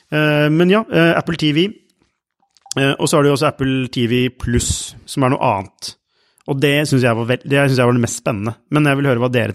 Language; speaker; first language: Norwegian; native; Norwegian